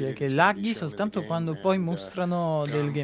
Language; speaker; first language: Italian; native; Italian